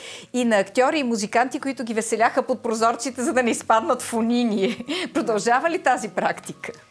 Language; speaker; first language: Bulgarian; native; Bulgarian